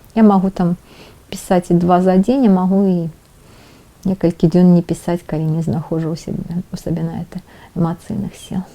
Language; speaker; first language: Belarusian; non-native, local second language; Russian